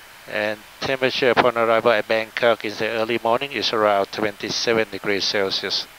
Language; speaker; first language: English; non-native, fluent; Thai